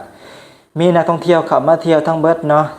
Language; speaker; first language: Thai; non-native, local second language; Northeastern Thai